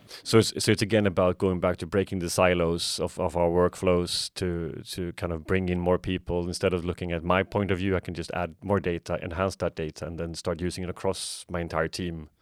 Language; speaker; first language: English; non-native, fluent; Swedish